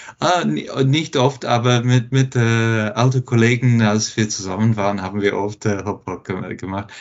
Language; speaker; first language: German; non-native, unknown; English